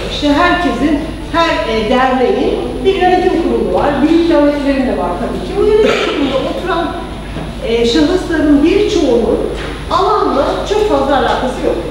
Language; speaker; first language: Turkish; early bilingual, heritage; Turkish